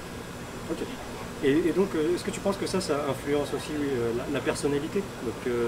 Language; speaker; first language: French; early bilingual, other home language; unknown